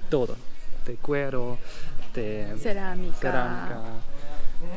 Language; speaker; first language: Spanish; non-native, learner; German